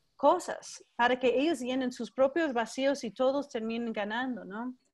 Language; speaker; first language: Spanish; non-native, fluent; English